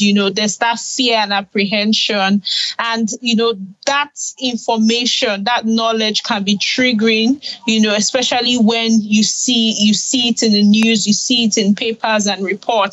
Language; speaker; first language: English; non-native, local second language; Igbo